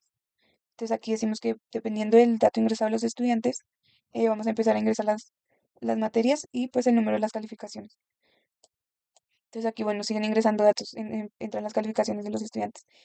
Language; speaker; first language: Spanish; native; Spanish